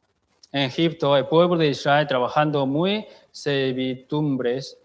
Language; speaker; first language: Spanish; non-native, fluent; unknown